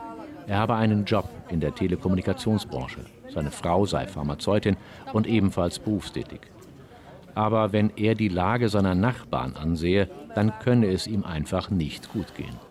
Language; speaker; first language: German; native; German